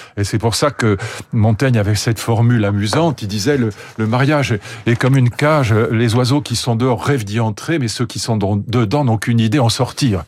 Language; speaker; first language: French; native; French